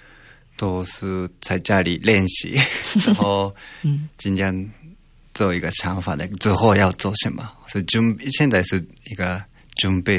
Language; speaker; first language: Chinese; non-native, fluent; Japanese